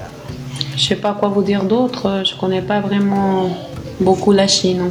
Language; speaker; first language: French; non-native, fluent; Spanish